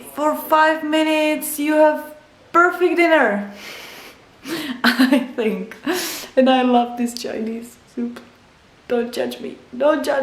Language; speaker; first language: English; non-native, learner; Czech